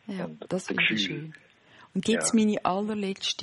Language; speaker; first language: German; native; German